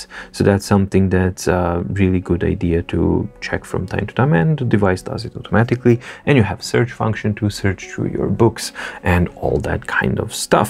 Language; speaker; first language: English; non-native, fluent; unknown